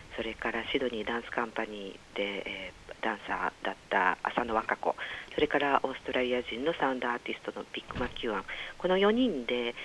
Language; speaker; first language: Japanese; native; Japanese